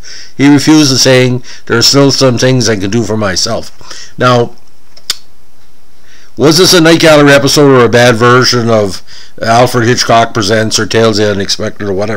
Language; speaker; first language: English; native; English